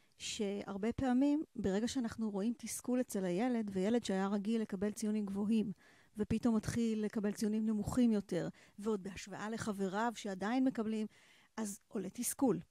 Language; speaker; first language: Hebrew; native; Hebrew